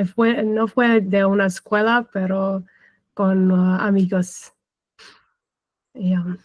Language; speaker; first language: Spanish; non-native, learner; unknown